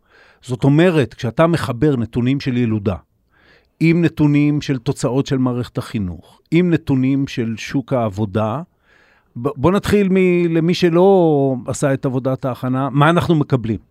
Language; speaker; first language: Hebrew; native; Hebrew